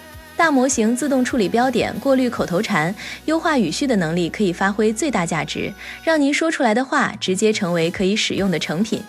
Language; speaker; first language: Chinese; native; Chinese